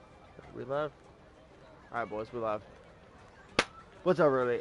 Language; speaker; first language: English; native; English